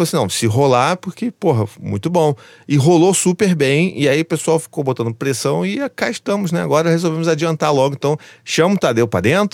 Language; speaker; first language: Portuguese; native; Portuguese